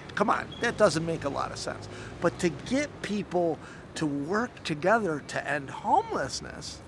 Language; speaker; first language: English; native; English